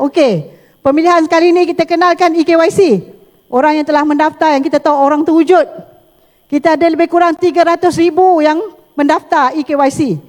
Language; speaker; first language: Malay; native; Malay